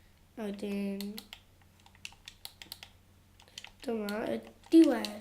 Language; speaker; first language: Welsh; non-native, local second language; English